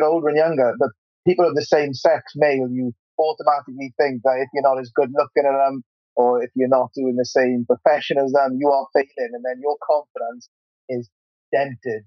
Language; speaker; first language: English; native; English